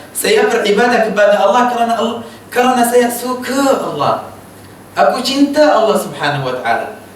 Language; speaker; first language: Malay; non-native, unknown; Arabic